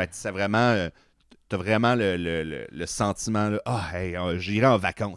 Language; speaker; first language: French; native; French